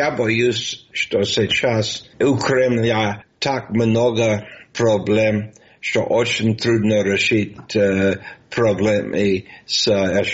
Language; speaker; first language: Russian; non-native, fluent; English